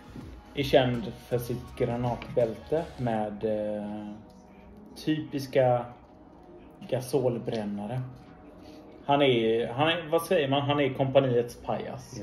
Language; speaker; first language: Swedish; native; Swedish